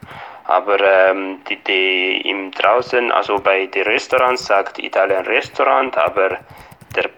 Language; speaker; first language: German; non-native, fluent; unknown